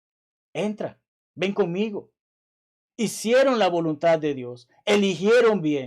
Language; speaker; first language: Spanish; native; Spanish